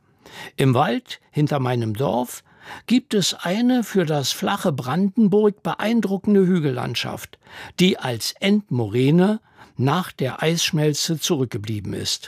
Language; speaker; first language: German; native; German